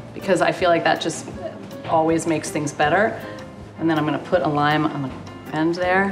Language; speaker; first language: English; native; English